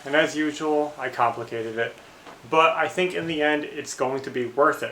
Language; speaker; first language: English; native; English